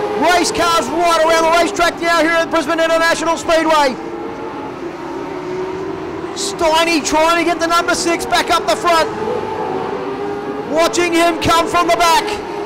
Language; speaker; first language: English; native; English